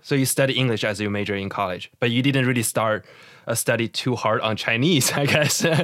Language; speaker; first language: English; non-native, fluent; Chinese